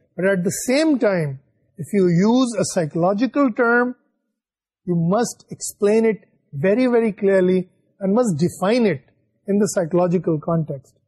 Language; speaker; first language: English; non-native, local second language; Urdu